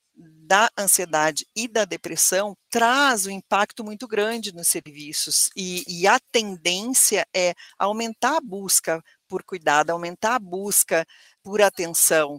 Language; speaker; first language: Portuguese; native; Portuguese